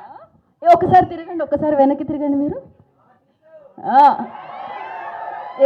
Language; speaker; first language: Telugu; native; Telugu